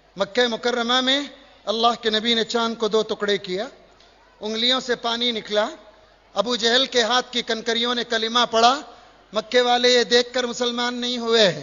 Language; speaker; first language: Urdu; native; Urdu